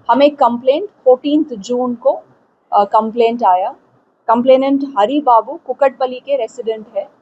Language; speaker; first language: Hindi; non-native, local second language; Telugu